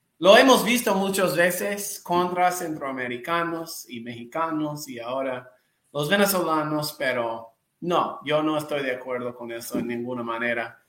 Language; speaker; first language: Spanish; non-native, fluent; English